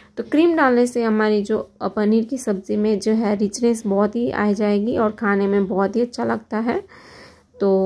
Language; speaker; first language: Hindi; non-native, local second language; Gujarati